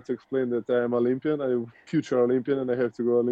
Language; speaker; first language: English; non-native, learner; Russian